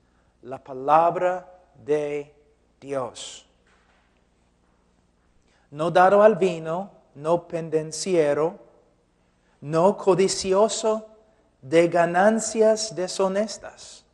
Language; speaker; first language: Spanish; non-native, fluent; English